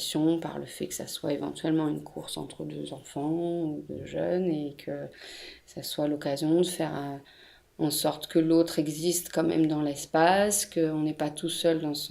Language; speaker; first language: French; native; French